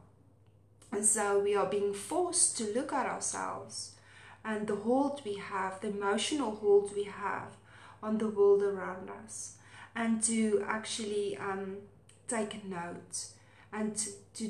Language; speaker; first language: English; non-native, local second language; Afrikaans